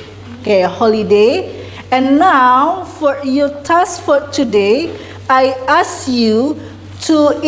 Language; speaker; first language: English; non-native, learner; Indonesian